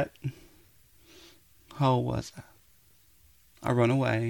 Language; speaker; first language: English; native; English